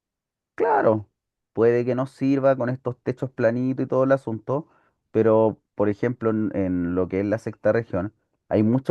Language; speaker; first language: Spanish; native; Spanish